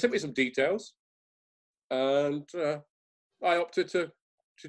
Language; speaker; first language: English; native; English